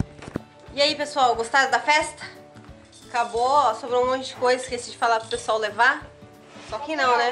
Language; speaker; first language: Portuguese; native; Portuguese